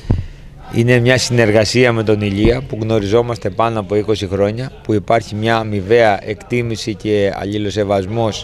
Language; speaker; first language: Greek; native; Greek